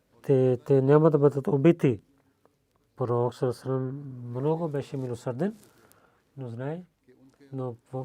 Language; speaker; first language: Bulgarian; non-native, learner; Urdu